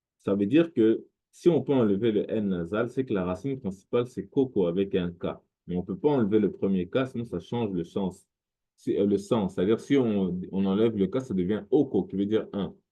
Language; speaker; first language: French; non-native, local second language; Lingala